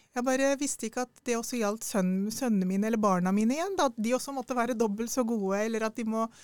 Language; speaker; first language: Norwegian; early bilingual, other home language; Urdu